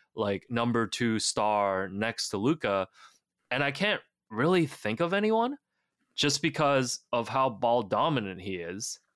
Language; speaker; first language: English; native; English